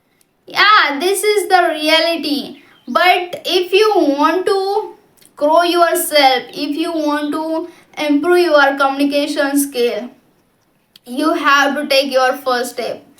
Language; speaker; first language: English; non-native, local second language; Hindi